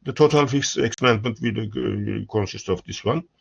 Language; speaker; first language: English; non-native, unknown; Turkish